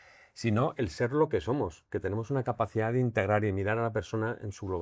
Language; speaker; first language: Spanish; native; Spanish